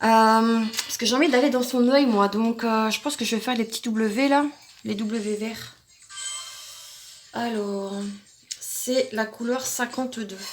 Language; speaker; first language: French; native; French